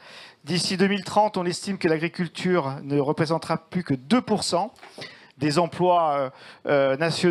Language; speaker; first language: French; native; French